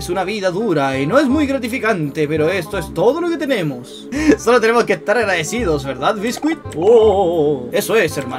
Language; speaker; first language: Spanish; native; Spanish